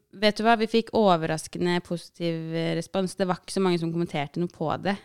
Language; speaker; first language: Norwegian; early bilingual, other home language; Arabic